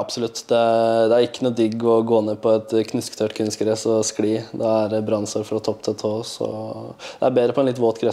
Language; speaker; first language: Norwegian; native; Norwegian